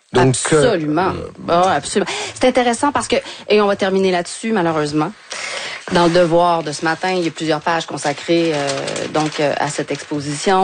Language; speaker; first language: French; native; French